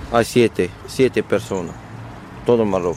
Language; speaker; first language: Spanish; non-native, learner; Arabic